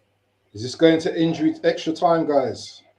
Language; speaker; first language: English; native; English